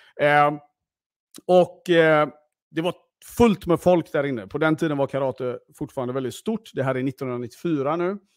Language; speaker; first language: Swedish; early bilingual, other home language; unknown